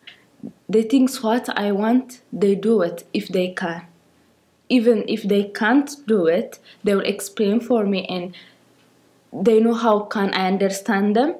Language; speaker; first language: English; non-native, learner; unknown